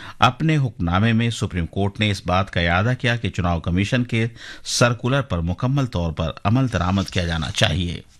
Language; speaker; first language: Urdu; native; Urdu